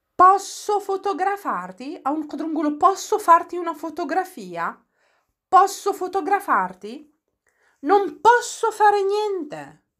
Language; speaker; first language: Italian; non-native, fluent; Arabic